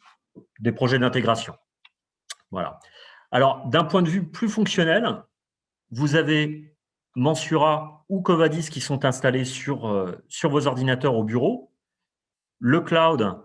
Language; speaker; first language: French; native; French